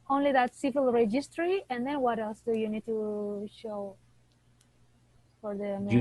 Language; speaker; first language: English; non-native, fluent; Indonesian